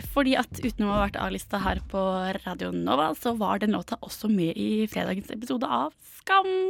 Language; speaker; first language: Norwegian; native; Norwegian